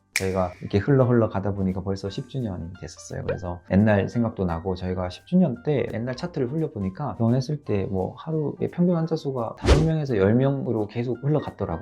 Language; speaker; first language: Korean; native; Korean